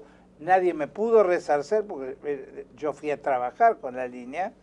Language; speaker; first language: Spanish; native; Spanish